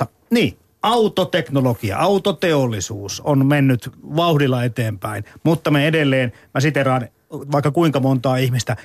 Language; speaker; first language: Finnish; native; Finnish